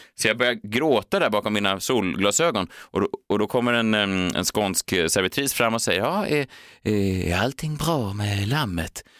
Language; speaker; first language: Swedish; native; Swedish